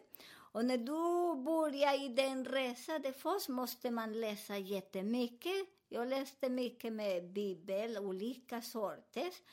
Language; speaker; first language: Swedish; non-native, learner; Spanish